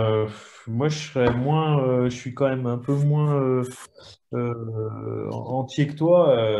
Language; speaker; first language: French; native; French